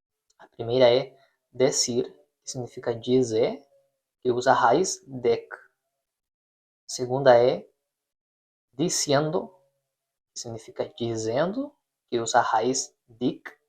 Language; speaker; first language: Portuguese; non-native, fluent; Spanish